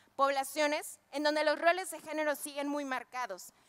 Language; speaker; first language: Spanish; native; Spanish